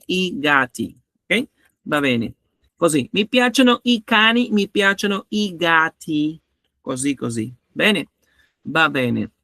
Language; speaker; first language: Italian; non-native, learner; Spanish